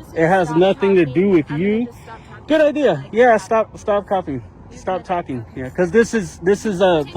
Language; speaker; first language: English; native; English